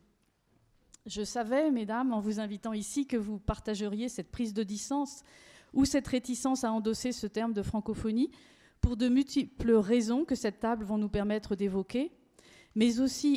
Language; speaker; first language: French; native; French